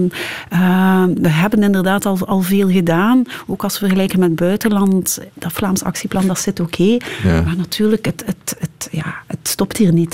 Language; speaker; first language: Dutch; native; Dutch